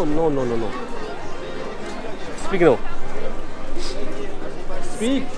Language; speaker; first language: English; non-native, learner; Hindi